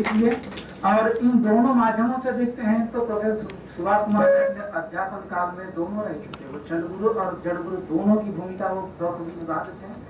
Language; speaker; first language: Hindi; native; Hindi